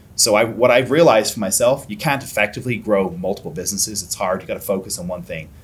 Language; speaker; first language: English; native; English